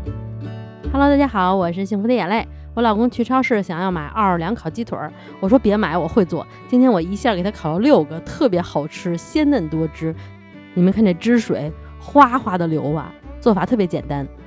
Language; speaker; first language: Chinese; native; Chinese